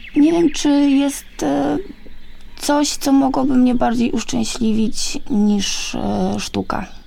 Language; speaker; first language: Polish; native; Polish